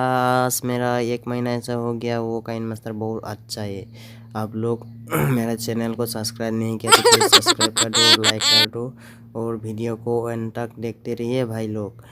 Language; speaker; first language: Hindi; non-native, local second language; Assamese